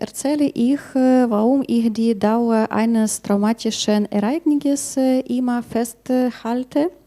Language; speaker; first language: German; non-native, learner; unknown